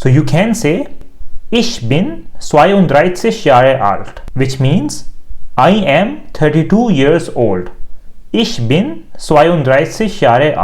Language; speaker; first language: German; non-native, learner; Urdu